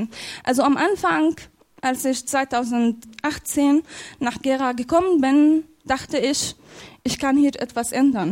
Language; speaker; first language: German; non-native, fluent; Arabic